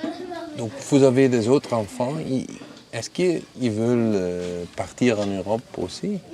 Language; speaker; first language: French; non-native, fluent; Dutch